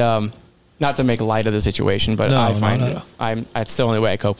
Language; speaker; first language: English; native; English